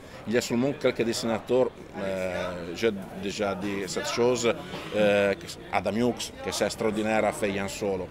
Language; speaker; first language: French; non-native, fluent; Italian